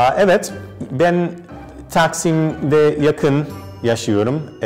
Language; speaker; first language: Turkish; non-native, learner; English